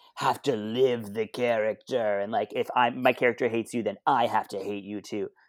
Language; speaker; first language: English; native; English